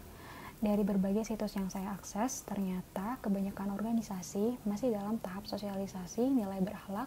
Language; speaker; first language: Indonesian; native; Indonesian